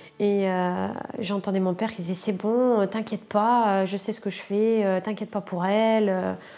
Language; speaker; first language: French; native; French